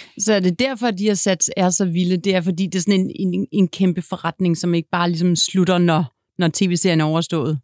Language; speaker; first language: Danish; native; Danish